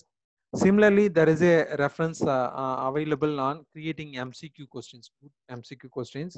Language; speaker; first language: English; non-native, local second language; Tamil